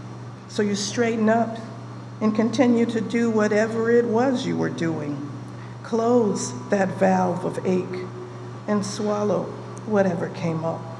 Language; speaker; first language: English; native; English